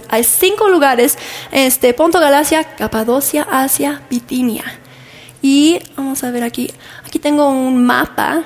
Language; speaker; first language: Spanish; non-native, fluent; English